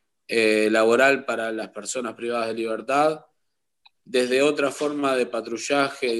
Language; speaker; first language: Spanish; native; Spanish